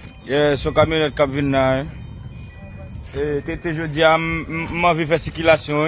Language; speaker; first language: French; non-native, local second language; Haitian Creole